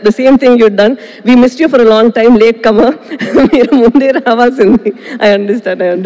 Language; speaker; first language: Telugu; non-native, local second language; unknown